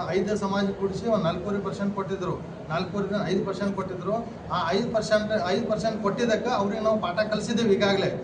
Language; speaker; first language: Kannada; non-native, local second language; Lambadi